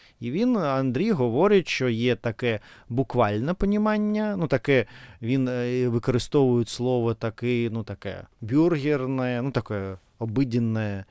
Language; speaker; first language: Ukrainian; non-native, fluent; Russian